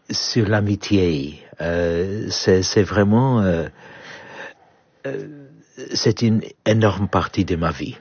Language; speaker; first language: French; non-native, fluent; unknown